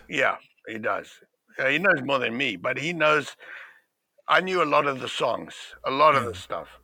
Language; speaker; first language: English; native; English